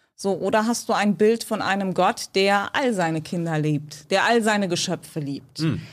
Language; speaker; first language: German; early bilingual, other home language; Turkish